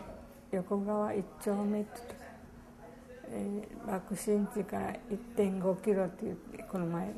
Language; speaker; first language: Japanese; native; Japanese